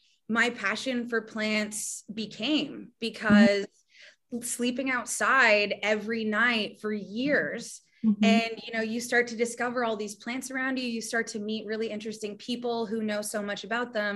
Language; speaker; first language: English; native; English